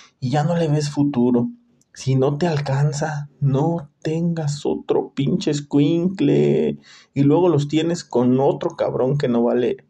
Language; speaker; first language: Spanish; native; Spanish